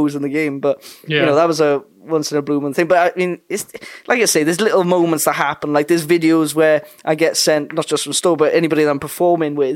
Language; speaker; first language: English; native; English